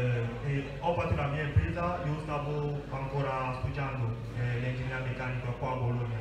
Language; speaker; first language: Italian; non-native, fluent; French